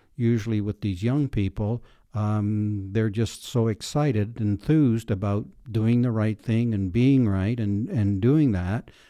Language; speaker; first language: English; native; English